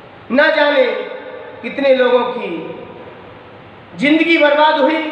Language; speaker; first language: Hindi; native; Hindi